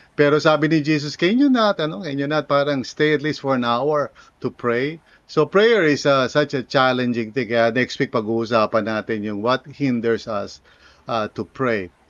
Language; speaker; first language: English; non-native, local second language; Filipino